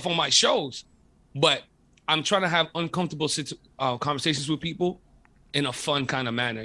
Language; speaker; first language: English; native; English